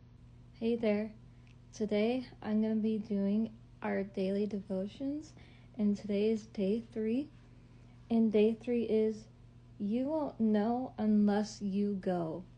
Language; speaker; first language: English; native; English